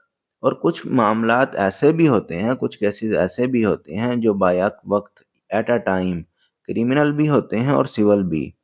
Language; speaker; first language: Urdu; native; Urdu